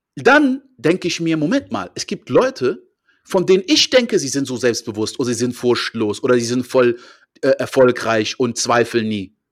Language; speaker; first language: German; early bilingual, other home language; French